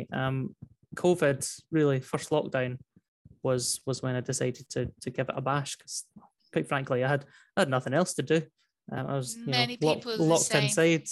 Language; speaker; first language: English; native; English